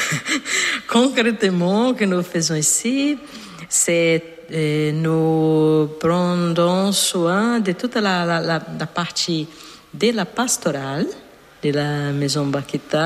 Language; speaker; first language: French; non-native, fluent; Portuguese